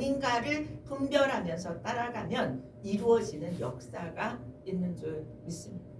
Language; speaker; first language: Korean; native; Korean